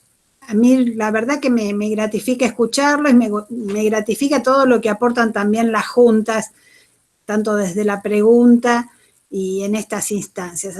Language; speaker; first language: Spanish; native; Spanish